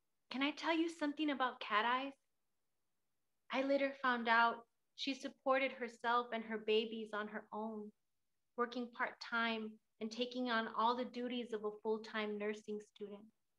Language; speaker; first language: English; early bilingual, other home language; Spanish